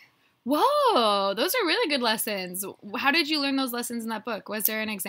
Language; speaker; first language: English; native; English